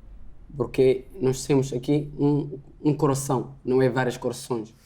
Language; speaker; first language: Portuguese; non-native, learner; Arabic